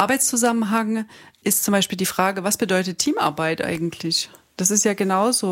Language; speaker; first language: German; native; German